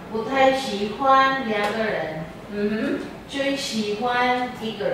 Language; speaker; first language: Chinese; non-native, learner; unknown